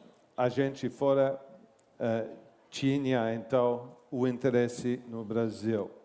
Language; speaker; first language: Portuguese; non-native, learner; English